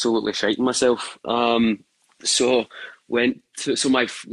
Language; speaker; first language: English; native; English